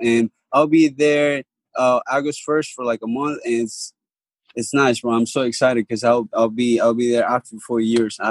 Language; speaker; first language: English; non-native, fluent; Spanish